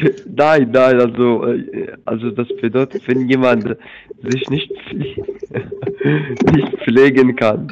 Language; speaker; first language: German; non-native, fluent; Arabic